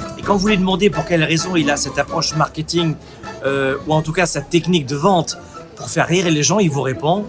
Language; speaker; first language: French; native; French